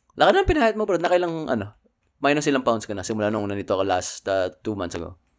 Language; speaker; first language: Filipino; native; Filipino